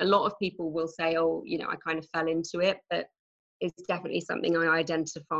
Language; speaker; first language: English; native; English